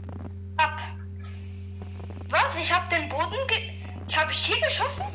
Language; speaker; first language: German; non-native, fluent; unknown